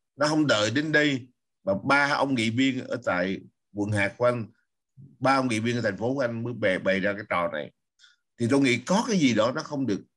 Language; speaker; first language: Vietnamese; native; Vietnamese